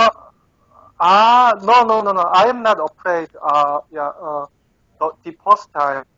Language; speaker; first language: English; non-native, learner; Korean